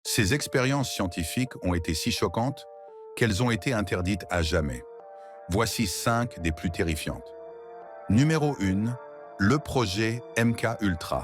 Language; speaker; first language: French; native; French